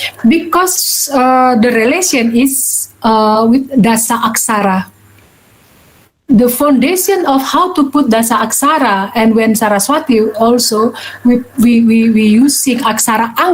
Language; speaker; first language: English; non-native, learner; Balinese